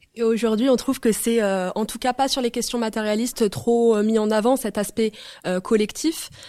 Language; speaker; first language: French; early bilingual, other home language; Arabic